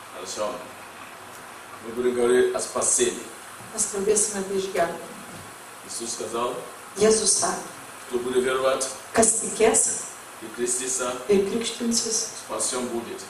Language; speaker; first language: Russian; non-native, learner; English